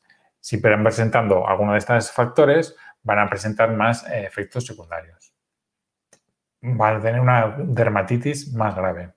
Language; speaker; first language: Spanish; native; Spanish